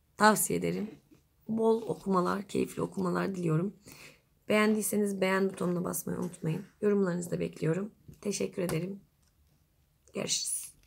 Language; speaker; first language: Turkish; native; Turkish